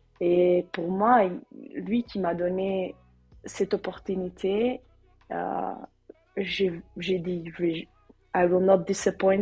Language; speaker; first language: French; non-native, learner; Dutch